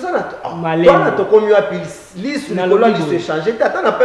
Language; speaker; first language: French; non-native, local second language; Lingala